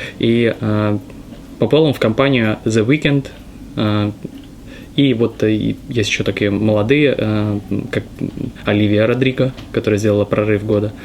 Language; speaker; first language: Russian; native; Russian